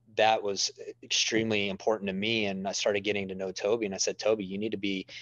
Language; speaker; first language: English; native; English